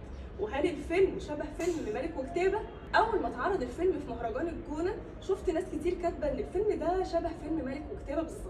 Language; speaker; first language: Arabic; native; Arabic